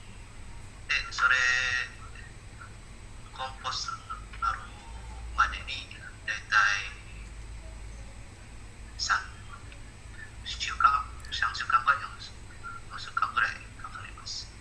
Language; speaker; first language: Japanese; non-native, learner; Indonesian